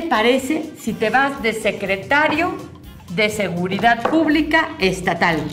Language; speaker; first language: Spanish; native; Spanish